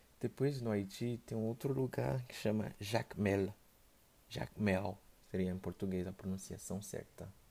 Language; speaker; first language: Portuguese; non-native, fluent; Haitian Creole